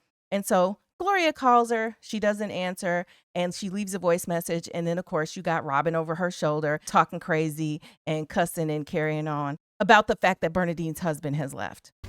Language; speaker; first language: English; native; English